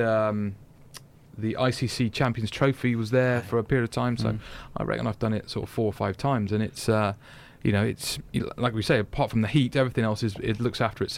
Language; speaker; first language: English; native; English